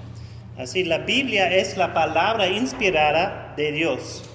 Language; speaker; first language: Spanish; non-native, fluent; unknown